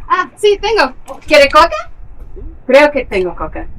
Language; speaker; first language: Spanish; non-native, learner; English